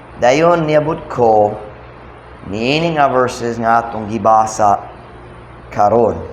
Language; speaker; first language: Cebuano; non-native, fluent; English